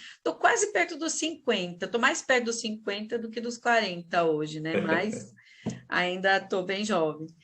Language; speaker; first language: Portuguese; native; Portuguese